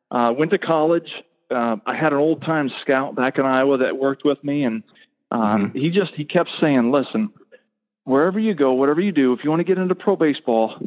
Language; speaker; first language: English; native; English